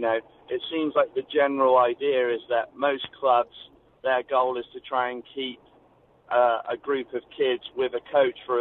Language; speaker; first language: English; native; English